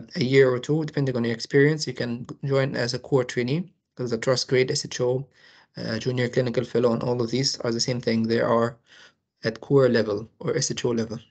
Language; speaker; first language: English; non-native, fluent; Arabic